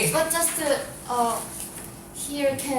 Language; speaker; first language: English; non-native, learner; Korean